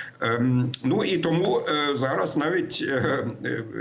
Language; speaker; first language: Ukrainian; non-native, fluent; German